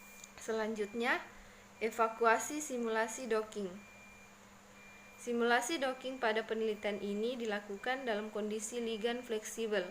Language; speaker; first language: Indonesian; native; Indonesian